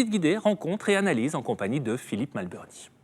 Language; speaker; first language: French; native; French